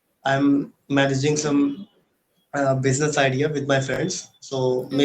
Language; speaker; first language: English; non-native, learner; Hindi